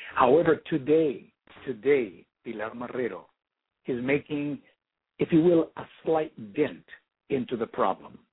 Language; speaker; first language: English; early bilingual, other home language; Spanish